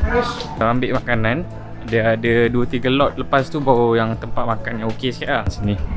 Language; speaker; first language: Malay; native; Malay